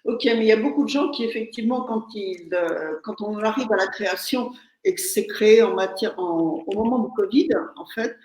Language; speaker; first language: French; native; French